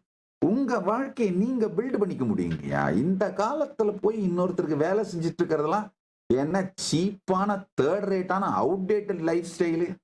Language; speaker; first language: Tamil; native; Tamil